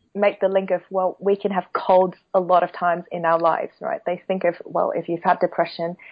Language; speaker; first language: English; non-native, local second language; Cantonese